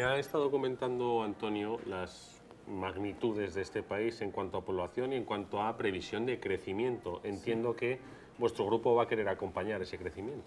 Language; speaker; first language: Spanish; native; Spanish